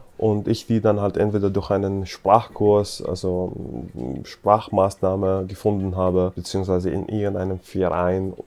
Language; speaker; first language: German; non-native, fluent; Arabic